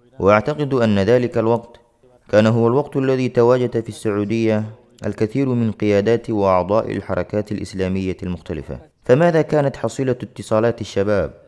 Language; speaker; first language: Arabic; non-native, local second language; Somali